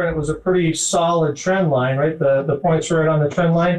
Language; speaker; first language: English; native; English